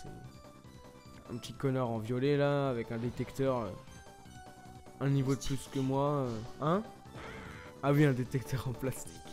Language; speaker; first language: French; native; French